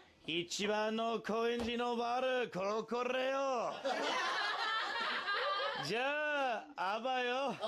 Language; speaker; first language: Japanese; non-native, learner; English